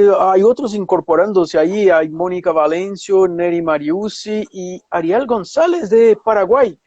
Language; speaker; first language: Spanish; non-native, fluent; Portuguese